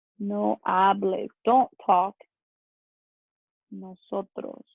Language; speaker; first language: Spanish; non-native, fluent; English